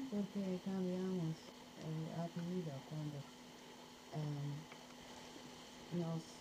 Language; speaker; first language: Spanish; non-native, learner; English